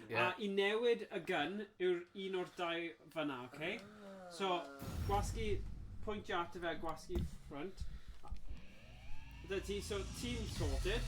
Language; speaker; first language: Welsh; native; Welsh